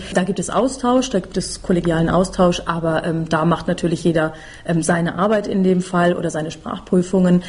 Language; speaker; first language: German; native; German